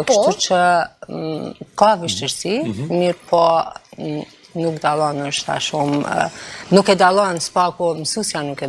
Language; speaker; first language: Albanian; native; Albanian